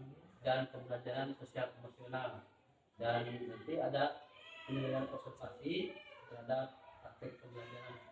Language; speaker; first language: Indonesian; native; Indonesian